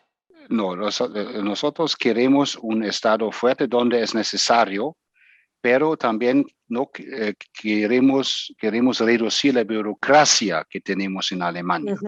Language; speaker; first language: Spanish; non-native, fluent; German